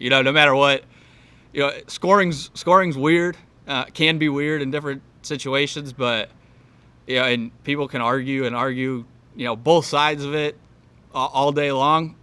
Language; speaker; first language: English; native; English